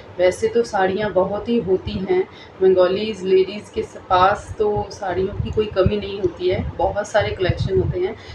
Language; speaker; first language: Hindi; non-native, local second language; Bangla